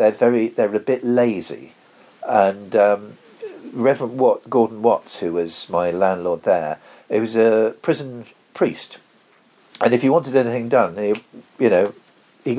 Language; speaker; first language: English; native; English